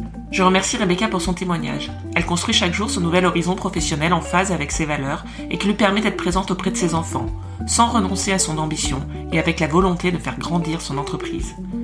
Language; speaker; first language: French; native; French